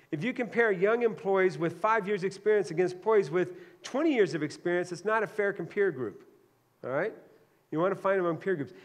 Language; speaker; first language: English; native; English